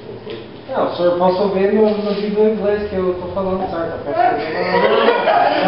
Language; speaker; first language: Portuguese; non-native, learner; English